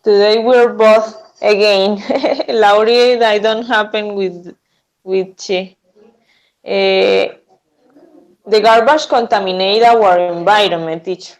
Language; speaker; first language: English; non-native, learner; Spanish